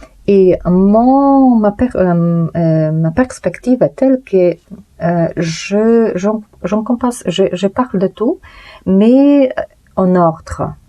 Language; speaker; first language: French; non-native, fluent; Polish